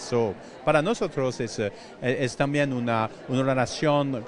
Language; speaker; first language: Spanish; non-native, fluent; French